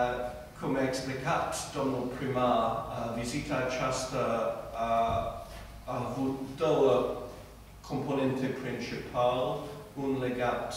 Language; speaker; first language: Romanian; non-native, fluent; English